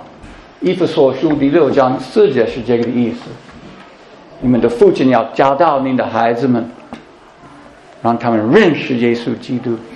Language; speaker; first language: Chinese; non-native, fluent; English